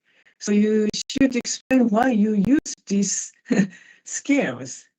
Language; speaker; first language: English; non-native, fluent; Japanese